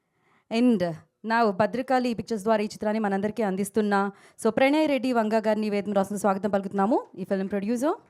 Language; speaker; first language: Telugu; native; Telugu